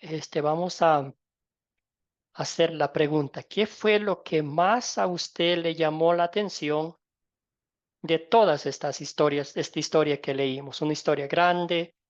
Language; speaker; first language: Spanish; native; Spanish